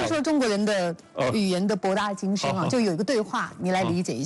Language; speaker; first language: Chinese; native; Chinese